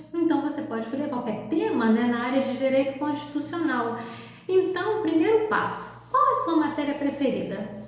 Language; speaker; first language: Portuguese; native; Portuguese